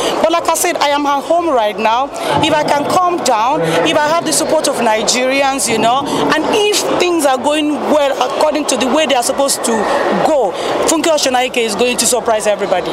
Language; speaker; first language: English; non-native, local second language; Yoruba